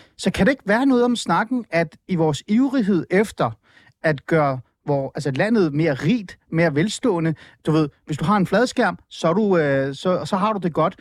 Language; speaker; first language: Danish; early bilingual, other home language; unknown